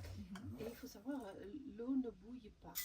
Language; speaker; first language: French; non-native, learner; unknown